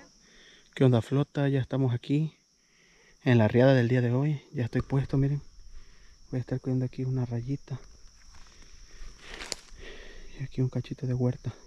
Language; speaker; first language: Spanish; native; Spanish